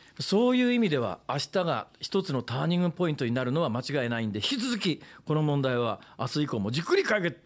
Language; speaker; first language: Japanese; native; Japanese